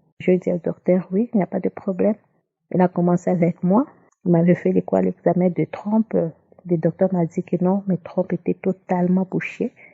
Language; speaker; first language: French; non-native, local second language; Lingala